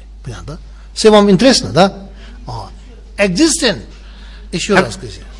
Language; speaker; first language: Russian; non-native, learner; Tibetan